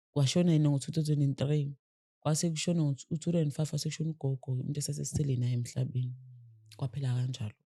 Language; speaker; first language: Zulu; native; Zulu